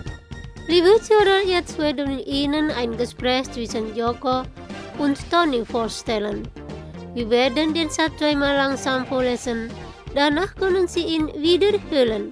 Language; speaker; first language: German; non-native, fluent; Indonesian